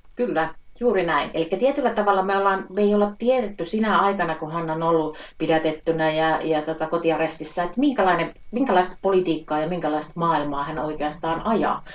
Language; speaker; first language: Finnish; native; Finnish